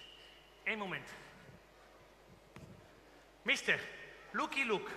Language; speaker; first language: Russian; non-native, learner; German